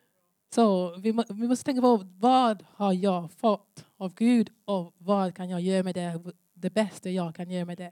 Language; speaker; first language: Swedish; non-native, learner; English